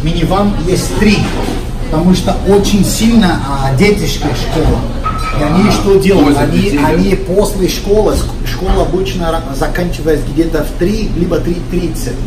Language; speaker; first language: Russian; non-native, learner; Portuguese